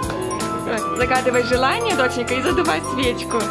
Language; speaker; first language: Russian; native; Russian